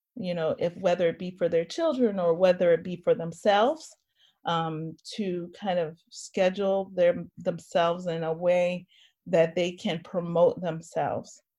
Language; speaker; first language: English; native; English